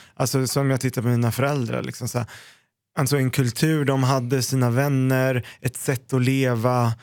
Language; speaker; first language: Swedish; early bilingual, other home language; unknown